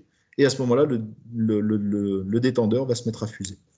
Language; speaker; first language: French; native; French